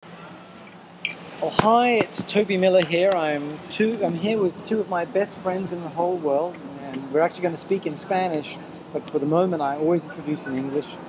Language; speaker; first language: English; native; English